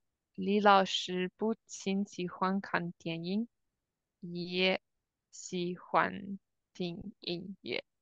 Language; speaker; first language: Chinese; non-native, learner; English